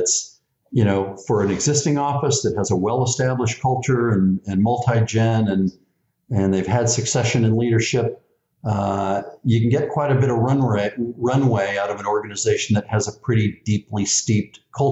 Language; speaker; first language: English; native; English